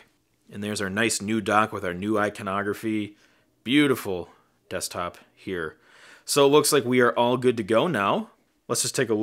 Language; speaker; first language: English; native; English